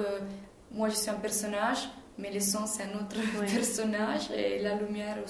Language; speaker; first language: French; non-native, fluent; Italian